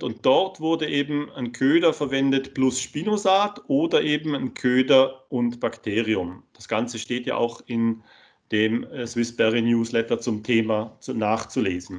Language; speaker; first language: German; native; German